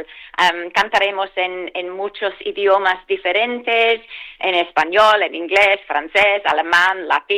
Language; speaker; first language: Spanish; non-native, fluent; English